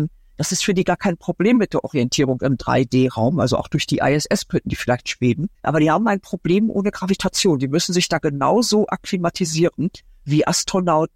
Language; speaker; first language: German; native; German